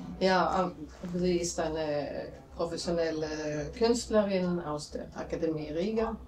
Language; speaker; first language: German; non-native, fluent; Latvian